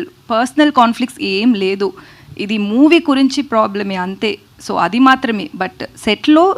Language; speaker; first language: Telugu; non-native, learner; Tamil